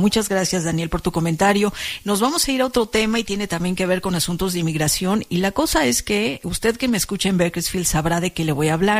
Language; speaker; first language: Spanish; native; Spanish